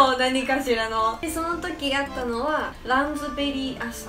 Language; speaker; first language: Japanese; non-native, fluent; Chinese